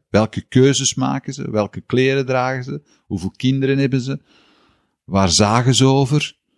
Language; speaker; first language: Dutch; native; Dutch